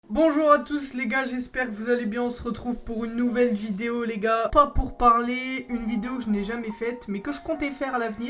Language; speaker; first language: French; native; French